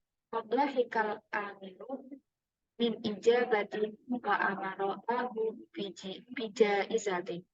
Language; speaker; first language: Arabic; non-native, learner; Indonesian